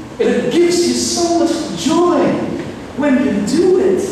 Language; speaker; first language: English; non-native, local second language; Filipino